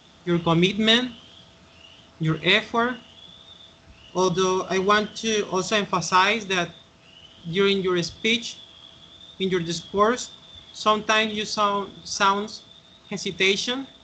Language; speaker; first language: English; non-native, fluent; Spanish